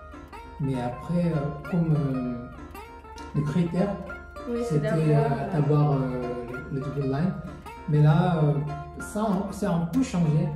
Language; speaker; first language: French; non-native, fluent; Korean